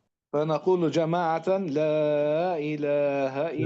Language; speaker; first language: Arabic; native; Arabic